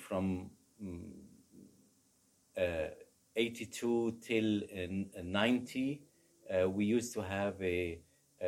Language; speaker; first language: English; non-native, fluent; Arabic